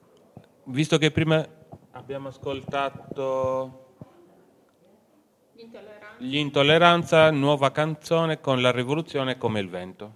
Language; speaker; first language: Italian; native; Italian